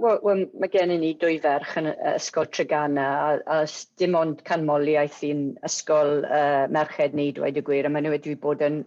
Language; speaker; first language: Welsh; non-native, local second language; English